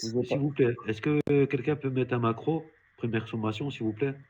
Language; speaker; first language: French; native; French